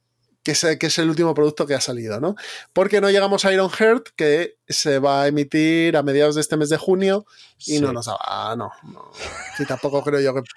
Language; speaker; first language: Spanish; native; Spanish